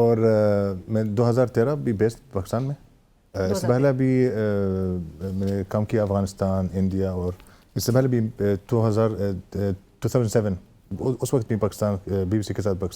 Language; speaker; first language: Hindi; non-native, fluent; Arabic